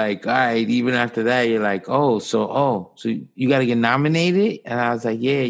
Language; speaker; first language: English; native; English